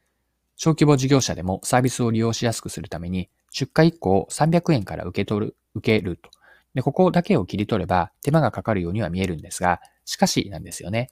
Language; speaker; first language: Japanese; native; Japanese